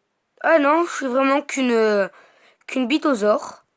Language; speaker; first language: French; native; French